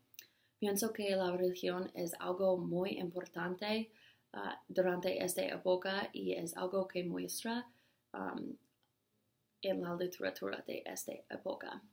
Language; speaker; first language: Spanish; non-native, learner; English